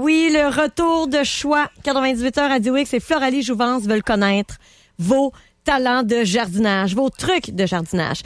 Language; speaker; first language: French; native; French